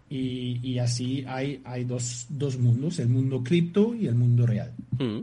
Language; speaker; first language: Spanish; non-native, fluent; German